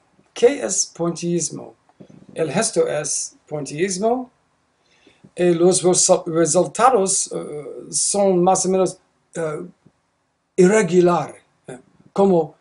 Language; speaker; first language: Spanish; non-native, learner; English